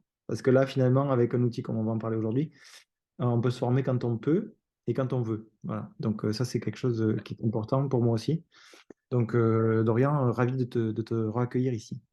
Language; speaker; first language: French; native; French